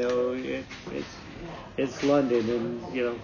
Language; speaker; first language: English; native; English